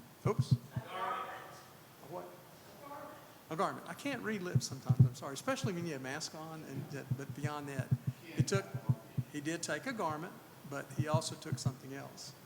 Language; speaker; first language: English; native; English